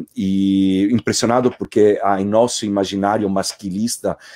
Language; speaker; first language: Portuguese; non-native, fluent; Italian